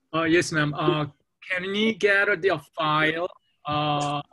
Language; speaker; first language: English; non-native, fluent; Korean